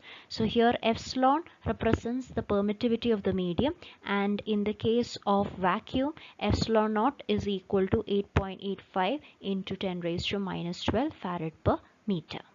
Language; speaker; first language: English; non-native, local second language; Malayalam